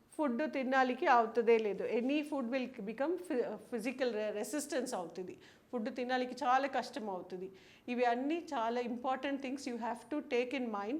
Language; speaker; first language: Telugu; non-native, local second language; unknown